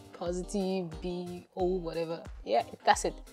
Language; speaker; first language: English; non-native, local second language; Igbo